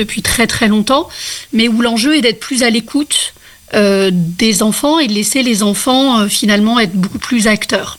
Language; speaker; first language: French; native; French